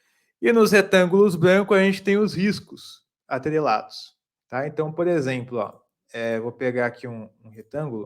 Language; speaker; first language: Portuguese; native; Portuguese